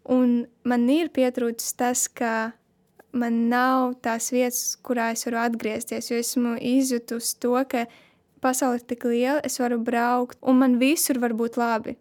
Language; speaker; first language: Latvian; non-native, local second language; Russian